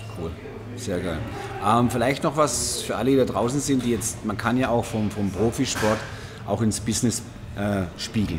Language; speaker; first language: German; native; German